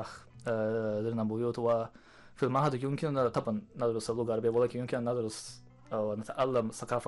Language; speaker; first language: Arabic; non-native, learner; Japanese